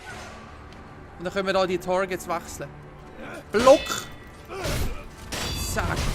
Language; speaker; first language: German; native; German